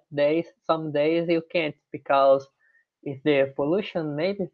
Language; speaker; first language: English; non-native, learner; Portuguese